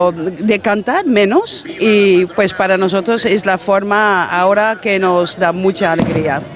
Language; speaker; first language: Spanish; non-native, fluent; Dutch